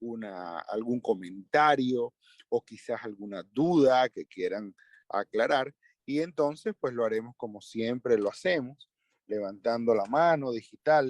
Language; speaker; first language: Spanish; native; Spanish